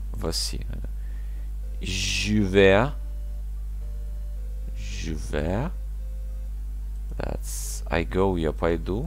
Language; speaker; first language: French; non-native, learner; Russian